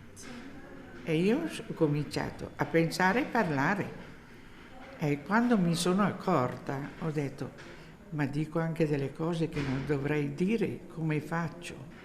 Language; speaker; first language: Italian; early bilingual, heritage; Italian